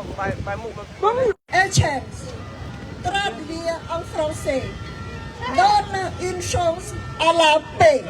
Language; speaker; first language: French; non-native, fluent; Khmer